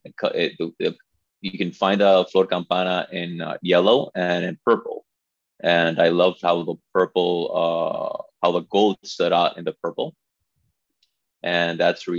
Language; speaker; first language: English; non-native, fluent; Spanish